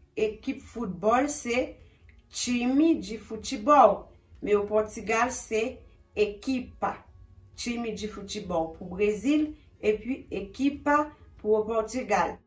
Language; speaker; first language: French; non-native, local second language; Haitian Creole